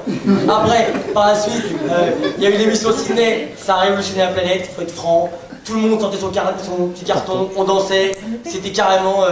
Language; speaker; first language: French; native; French